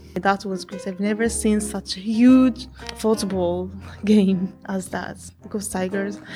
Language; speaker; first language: English; non-native, fluent; Arabic